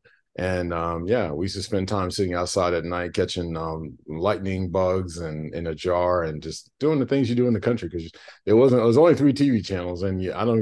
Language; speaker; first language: English; native; English